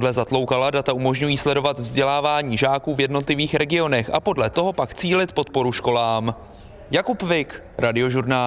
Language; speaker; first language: Czech; native; Czech